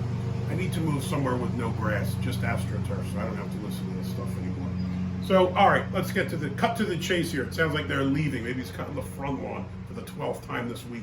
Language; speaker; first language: English; native; English